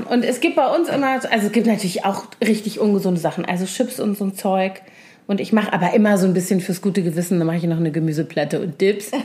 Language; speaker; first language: German; native; German